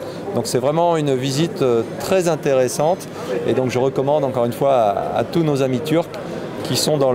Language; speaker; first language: French; native; French